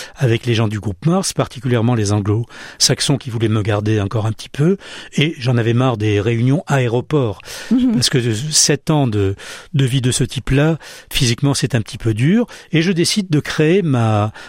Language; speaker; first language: French; native; French